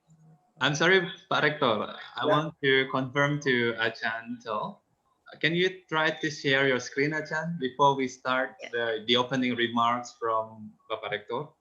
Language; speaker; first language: English; non-native, fluent; Indonesian